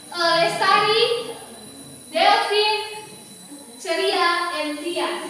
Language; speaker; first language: English; non-native, learner; Indonesian